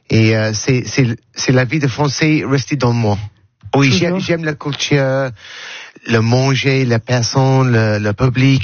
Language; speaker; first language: French; non-native, learner; English